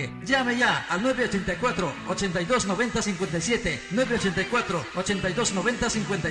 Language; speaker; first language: Spanish; native; Spanish